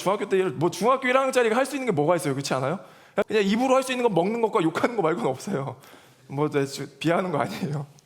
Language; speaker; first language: Korean; native; Korean